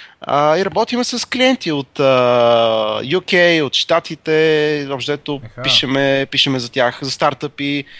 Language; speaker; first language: Bulgarian; native; Bulgarian